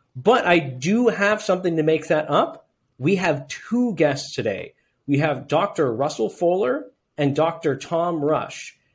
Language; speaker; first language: English; native; English